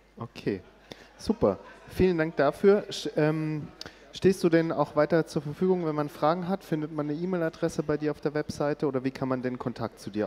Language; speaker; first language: German; native; German